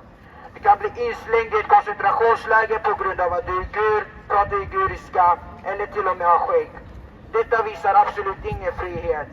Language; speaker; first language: Swedish; early bilingual, other home language; Uyghur